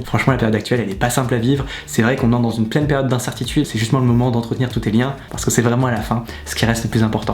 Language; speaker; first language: French; native; French